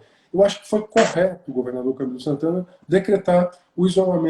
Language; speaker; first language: Portuguese; native; Portuguese